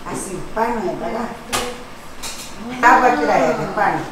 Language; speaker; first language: Portuguese; non-native, local second language; Korean